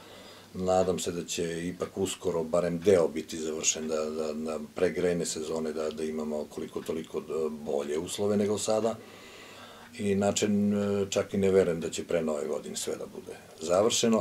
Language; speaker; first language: Croatian; native; Croatian